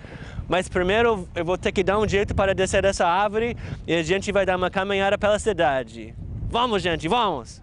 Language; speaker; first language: Portuguese; non-native, fluent; English